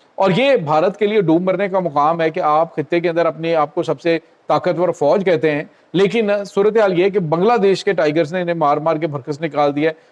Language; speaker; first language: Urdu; native; Urdu